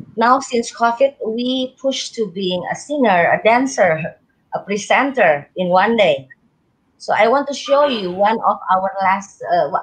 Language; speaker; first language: English; non-native, learner; Indonesian